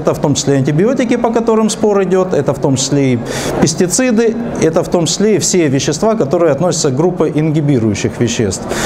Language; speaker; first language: Russian; native; Russian